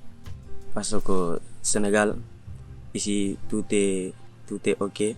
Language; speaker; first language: French; non-native, learner; Mandingo